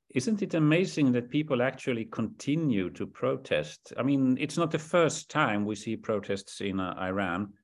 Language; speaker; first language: English; non-native, fluent; Swedish